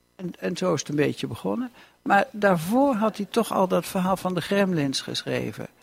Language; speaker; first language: Dutch; native; Dutch